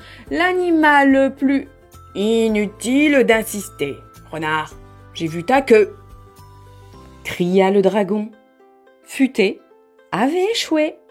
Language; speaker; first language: French; native; French